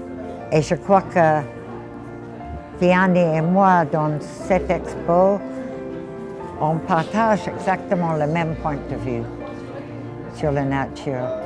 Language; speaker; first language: French; non-native, fluent; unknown